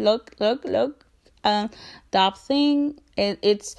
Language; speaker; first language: English; non-native, learner; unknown